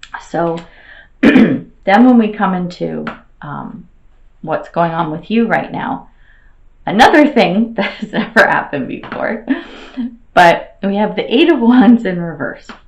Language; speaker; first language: English; native; English